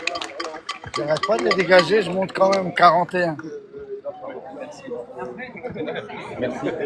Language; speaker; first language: French; native; French